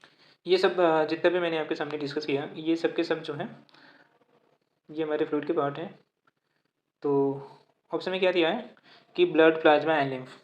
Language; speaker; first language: Hindi; native; Hindi